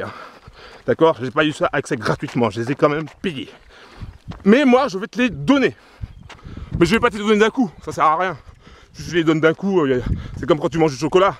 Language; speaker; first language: French; native; French